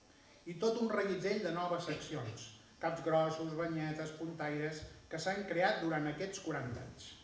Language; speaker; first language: Catalan; native; Catalan